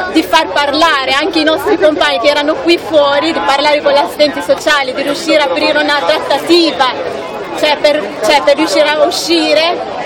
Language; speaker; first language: Italian; non-native, fluent; Arabic